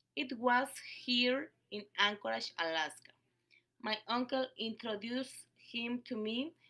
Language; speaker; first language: English; non-native, learner; Spanish